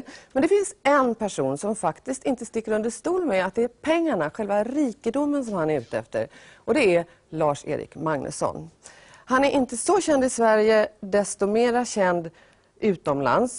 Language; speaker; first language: Swedish; native; Swedish